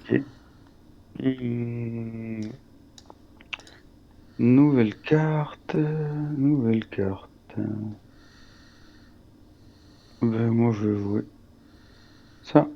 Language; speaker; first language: French; native; French